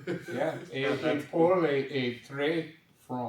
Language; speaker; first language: French; non-native, learner; English